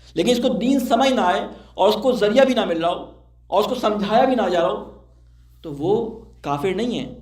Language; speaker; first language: Urdu; native; Urdu